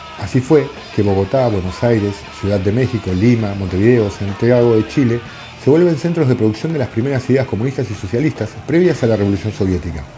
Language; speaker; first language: Spanish; native; Spanish